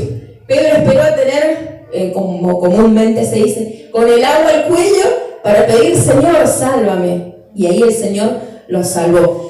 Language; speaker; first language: Spanish; native; Spanish